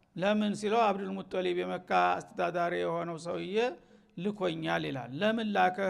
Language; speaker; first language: Amharic; native; Amharic